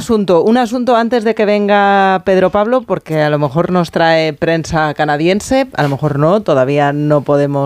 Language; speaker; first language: Spanish; native; Spanish